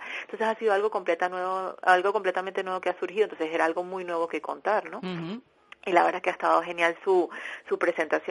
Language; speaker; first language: Spanish; native; Spanish